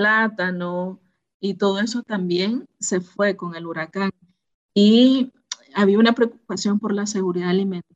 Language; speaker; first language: Spanish; native; Spanish